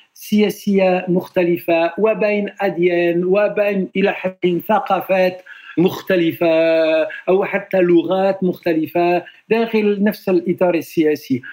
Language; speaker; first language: Arabic; non-native, fluent; French